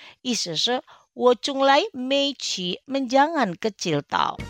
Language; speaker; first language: Chinese; non-native, fluent; Indonesian